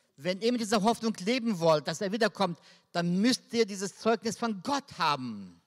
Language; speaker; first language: German; native; German